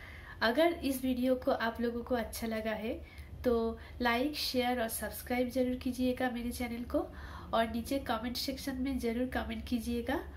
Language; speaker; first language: Hindi; non-native, local second language; Bangla